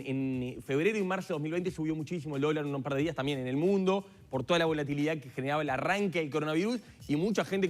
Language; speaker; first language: Spanish; native; Spanish